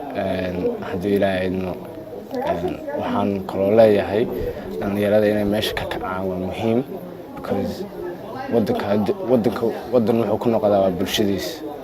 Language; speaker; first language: Somali; early bilingual, heritage; Somali